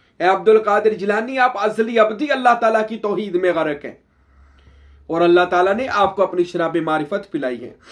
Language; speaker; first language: Urdu; non-native, local second language; Saraiki